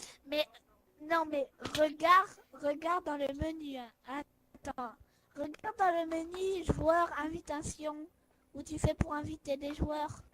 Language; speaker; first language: French; native; French